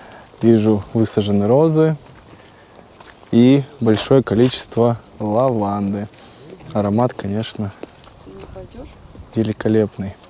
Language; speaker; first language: Russian; native; Russian